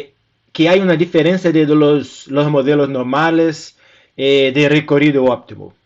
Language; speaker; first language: Spanish; non-native, fluent; Portuguese